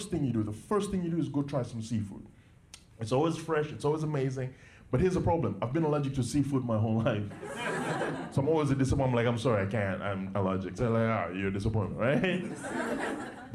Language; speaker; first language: English; non-native, local second language; Ganda